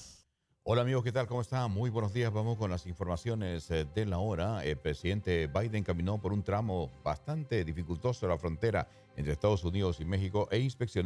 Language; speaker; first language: Spanish; native; Spanish